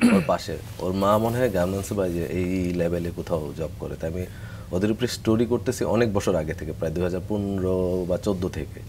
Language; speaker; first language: Bangla; native; Bangla